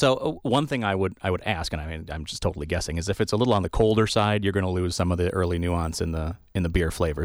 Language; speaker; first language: English; native; English